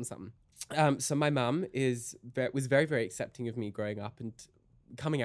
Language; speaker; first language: English; native; English